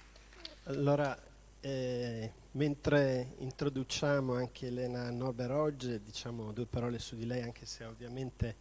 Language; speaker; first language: Italian; native; Italian